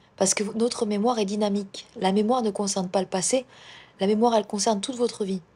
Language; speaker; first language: French; native; French